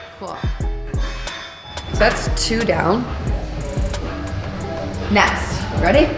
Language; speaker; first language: English; native; English